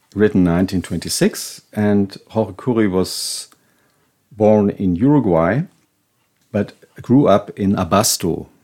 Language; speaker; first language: English; non-native, fluent; German